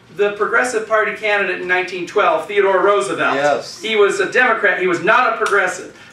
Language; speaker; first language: English; native; English